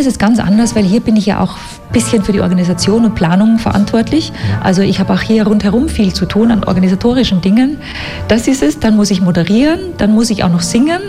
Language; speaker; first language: German; native; German